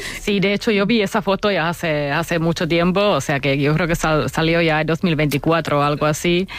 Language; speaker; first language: Spanish; non-native, fluent; Finnish